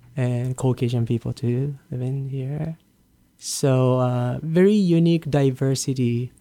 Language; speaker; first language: English; non-native, learner; Japanese